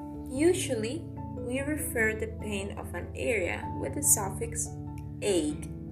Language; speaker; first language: English; non-native, fluent; Spanish